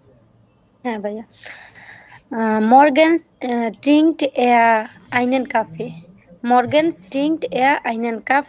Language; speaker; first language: German; non-native, learner; Bangla